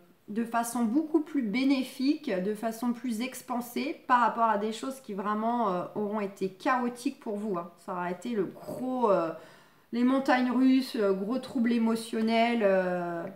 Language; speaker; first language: French; native; French